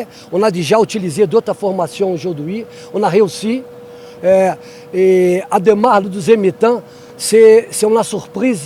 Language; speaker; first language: French; non-native, learner; Portuguese